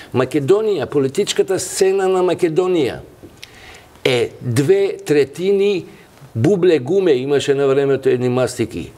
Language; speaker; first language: Macedonian; non-native, local second language; Albanian